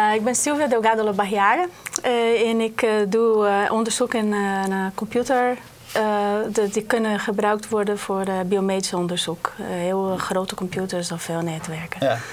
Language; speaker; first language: Dutch; non-native, fluent; Portuguese